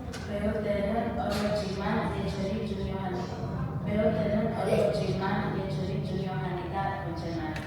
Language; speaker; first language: Korean; non-native, learner; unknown